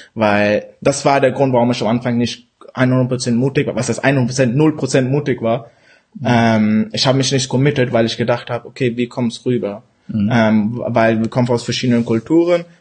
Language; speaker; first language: German; early bilingual, other home language; Urdu